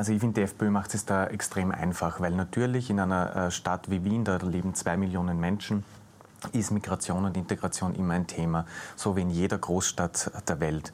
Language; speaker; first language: German; native; German